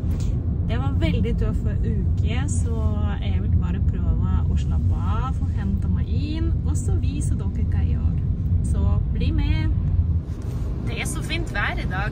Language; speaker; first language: Norwegian; non-native, fluent; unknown